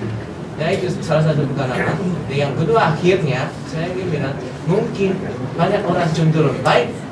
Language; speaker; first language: Indonesian; non-native, fluent; Japanese